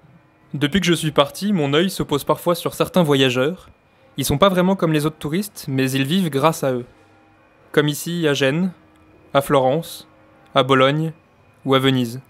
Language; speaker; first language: French; native; French